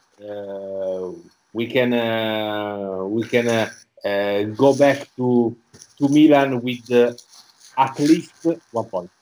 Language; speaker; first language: English; non-native, learner; Italian